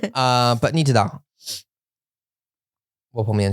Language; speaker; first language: Chinese; non-native, learner; English